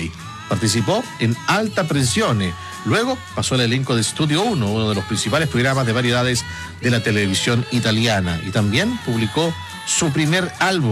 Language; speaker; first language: Spanish; native; Spanish